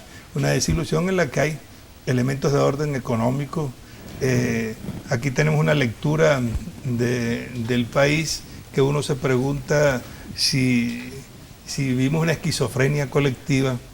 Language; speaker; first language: Spanish; native; Spanish